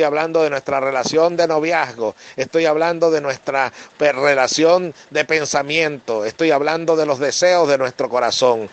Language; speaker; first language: Spanish; native; Spanish